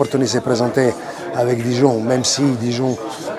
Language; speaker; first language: French; non-native, fluent; Croatian